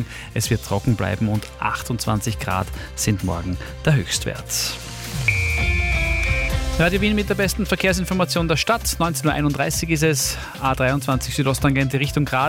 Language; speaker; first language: German; native; German